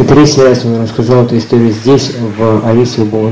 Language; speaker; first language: Russian; native; Russian